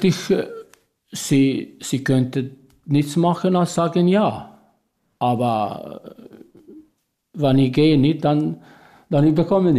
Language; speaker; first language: German; non-native, learner; Albanian